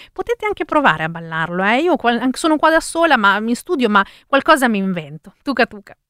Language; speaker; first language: Italian; early bilingual, other home language; Spanish